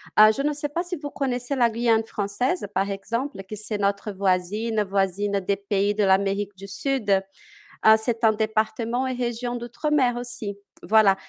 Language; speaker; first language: French; non-native, fluent; Portuguese